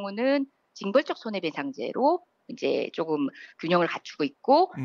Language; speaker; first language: Korean; native; Korean